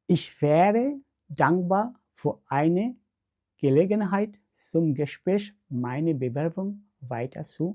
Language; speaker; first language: German; non-native, learner; Bangla